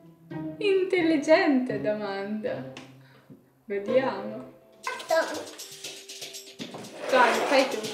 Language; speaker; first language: Italian; non-native, fluent; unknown